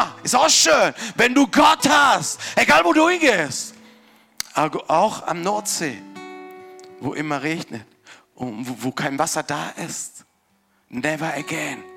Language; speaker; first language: German; non-native, fluent; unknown